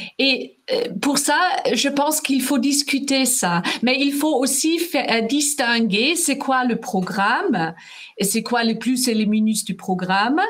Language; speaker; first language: French; non-native, fluent; German